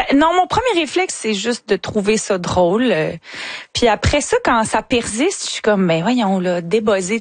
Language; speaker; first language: French; native; French